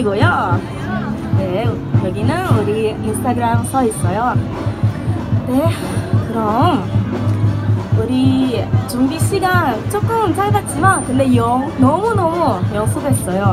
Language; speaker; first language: Korean; non-native, learner; Russian